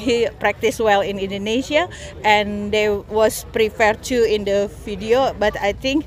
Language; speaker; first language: English; non-native, learner; Indonesian